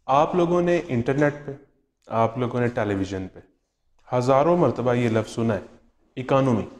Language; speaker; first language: Urdu; non-native, local second language; Punjabi